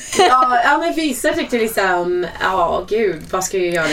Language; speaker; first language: Swedish; non-native, fluent; English